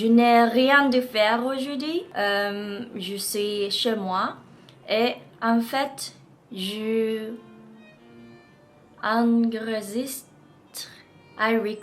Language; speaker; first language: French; non-native, learner; Japanese